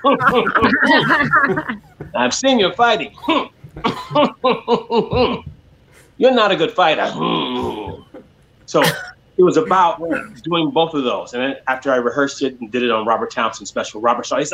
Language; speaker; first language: English; native; English